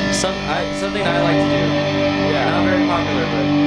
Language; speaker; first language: English; native; English